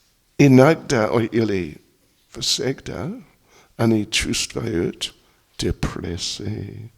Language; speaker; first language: Russian; non-native, learner; English